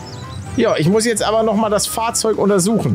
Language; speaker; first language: German; native; German